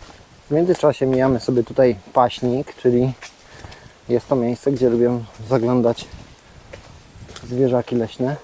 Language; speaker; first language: Polish; native; Polish